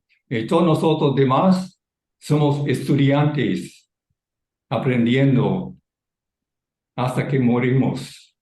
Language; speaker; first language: Spanish; non-native, fluent; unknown